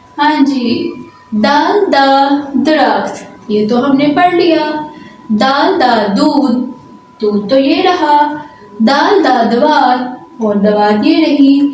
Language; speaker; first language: Urdu; non-native, local second language; Punjabi